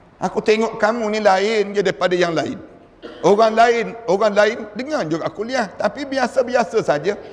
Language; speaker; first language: Malay; native; Malay